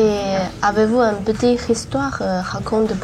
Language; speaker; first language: French; non-native, learner; Chinese